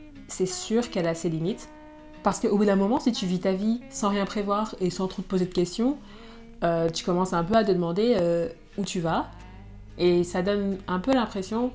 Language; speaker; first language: French; native; French